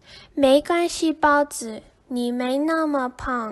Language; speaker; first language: Chinese; non-native, learner; English